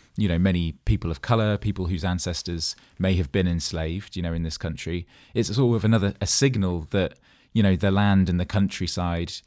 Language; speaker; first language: English; native; English